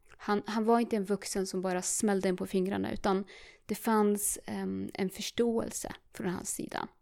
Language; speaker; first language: Swedish; early bilingual, other home language; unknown